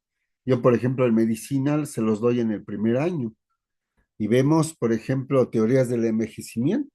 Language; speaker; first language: Spanish; native; Spanish